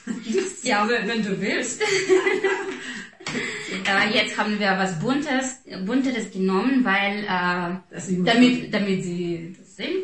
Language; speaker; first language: German; non-native, fluent; Russian